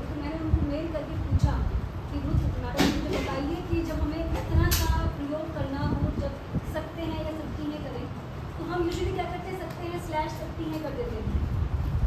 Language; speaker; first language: Hindi; native; Hindi